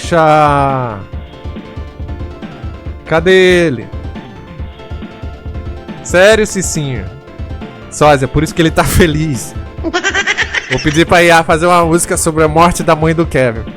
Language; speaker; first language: Portuguese; native; Portuguese